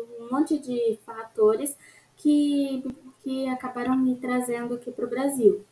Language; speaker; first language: Portuguese; non-native, fluent; Arabic